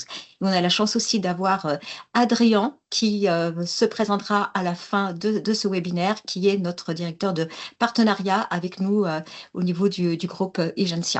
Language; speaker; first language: French; native; French